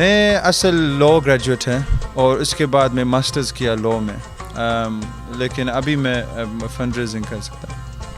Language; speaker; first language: Hindi; early bilingual, heritage; Hindi